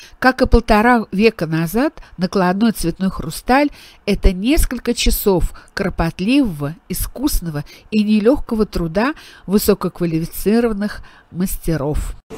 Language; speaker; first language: Russian; native; Russian